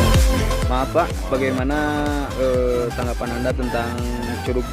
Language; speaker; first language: Indonesian; non-native, local second language; Sundanese